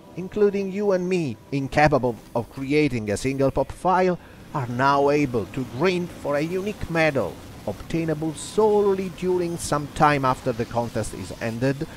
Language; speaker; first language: English; non-native, fluent; Italian